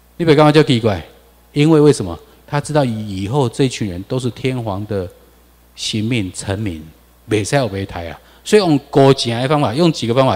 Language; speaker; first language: Chinese; non-native, local second language; Min Nan Chinese